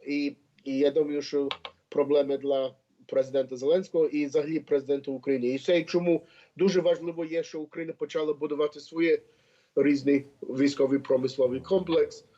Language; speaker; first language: Ukrainian; early bilingual, heritage; Ukrainian